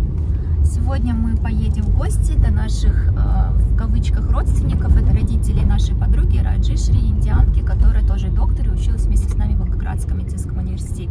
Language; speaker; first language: Russian; native; Russian